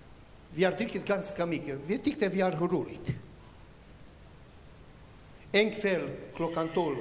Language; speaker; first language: Swedish; non-native, learner; Romanian